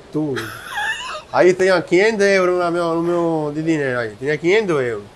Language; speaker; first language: Portuguese; non-native, fluent; Italian